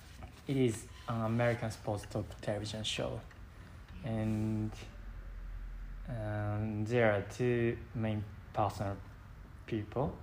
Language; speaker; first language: English; non-native, learner; Japanese